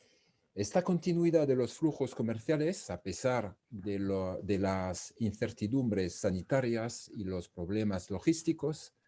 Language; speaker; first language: Spanish; non-native, fluent; French